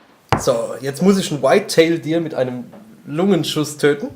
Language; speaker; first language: German; native; German